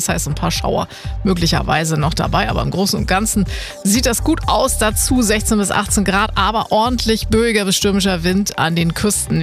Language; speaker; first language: German; native; German